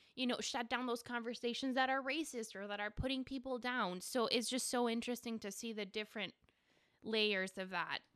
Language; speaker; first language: English; early bilingual, other home language; Spanish